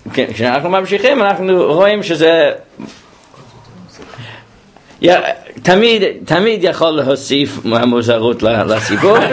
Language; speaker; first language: Hebrew; non-native, fluent; English